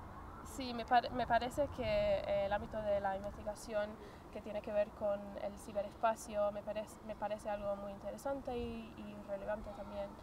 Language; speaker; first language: Spanish; non-native, fluent; English